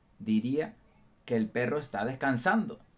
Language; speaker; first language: Spanish; non-native, learner; English